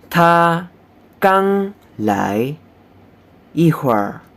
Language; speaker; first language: Chinese; non-native, fluent; Indonesian